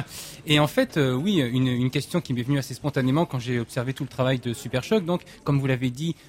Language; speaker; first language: French; native; French